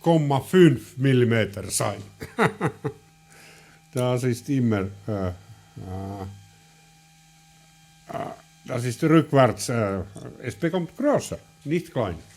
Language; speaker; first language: German; non-native, learner; Finnish